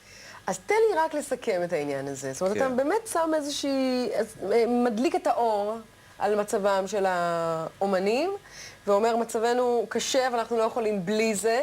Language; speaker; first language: Hebrew; native; Hebrew